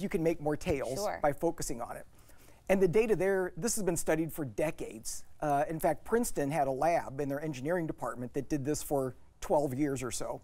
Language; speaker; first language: English; native; English